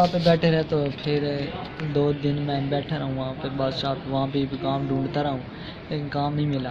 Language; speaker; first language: Urdu; non-native, local second language; Punjabi